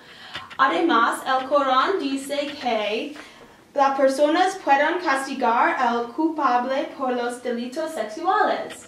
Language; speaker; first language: Spanish; non-native, learner; English